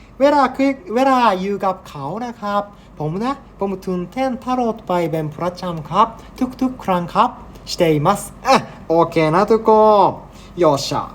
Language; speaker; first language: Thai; non-native, learner; Japanese